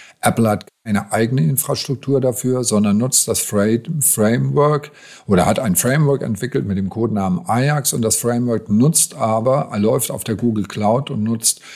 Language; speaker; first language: German; native; German